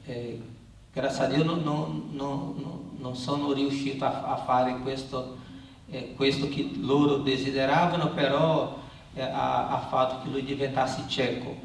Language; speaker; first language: Italian; non-native, learner; Portuguese